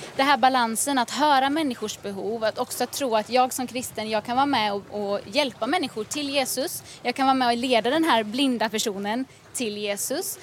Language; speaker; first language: Swedish; native; Swedish